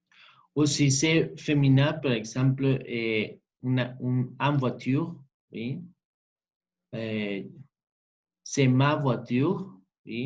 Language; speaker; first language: French; non-native, fluent; Spanish